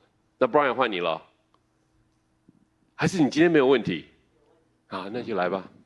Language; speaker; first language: Chinese; native; Chinese